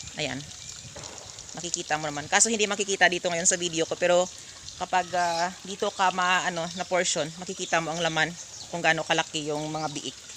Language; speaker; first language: Filipino; non-native, local second language; Hiligaynon